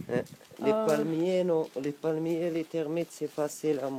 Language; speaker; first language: French; non-native, local second language; Arabic